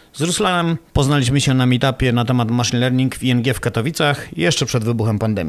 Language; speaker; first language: Polish; native; Polish